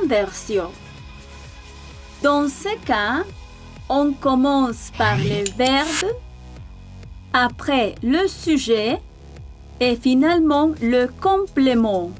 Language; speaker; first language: French; non-native, fluent; Spanish